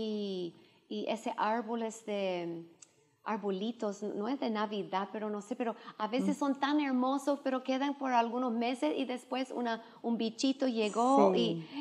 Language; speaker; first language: Spanish; non-native, fluent; English